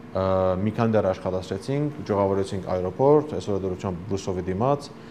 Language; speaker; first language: Armenian; early bilingual, heritage; Armenian